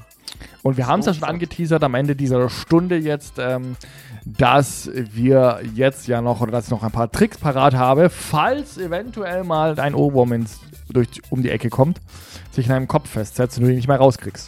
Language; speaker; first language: German; native; German